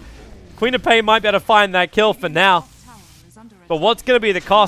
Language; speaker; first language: English; native; English